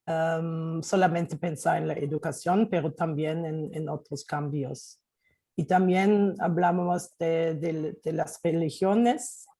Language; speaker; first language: Spanish; non-native, fluent; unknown